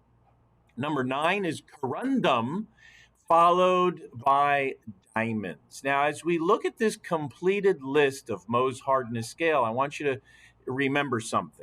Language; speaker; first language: English; native; English